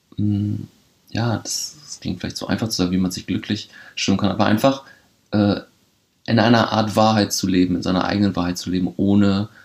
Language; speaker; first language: German; early bilingual, other home language; Polish